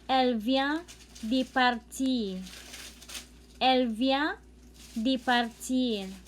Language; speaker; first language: French; non-native, learner; Cebuano